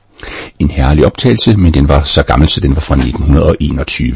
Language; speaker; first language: Danish; native; Danish